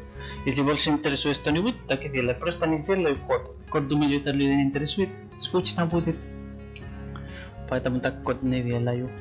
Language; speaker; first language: Russian; non-native, learner; Spanish